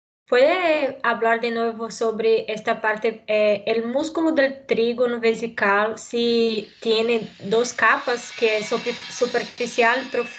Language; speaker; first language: Spanish; non-native, learner; Portuguese